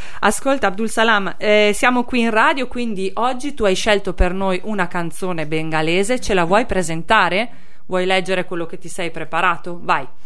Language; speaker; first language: Italian; native; Italian